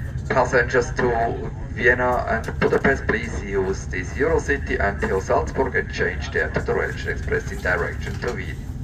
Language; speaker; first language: English; non-native, fluent; German